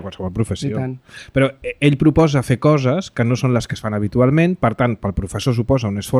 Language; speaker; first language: Catalan; native; Catalan